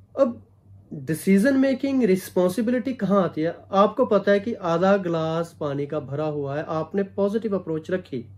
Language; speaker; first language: Hindi; non-native, local second language; Punjabi